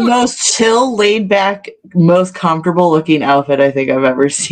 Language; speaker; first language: English; native; English